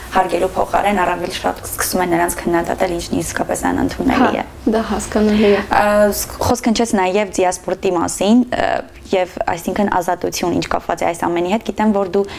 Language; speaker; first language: Armenian; native; Armenian